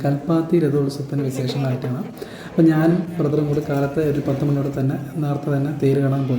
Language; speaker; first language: Malayalam; native; Malayalam